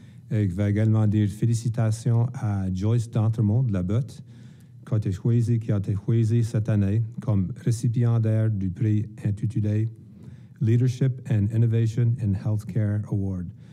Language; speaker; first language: French; native; French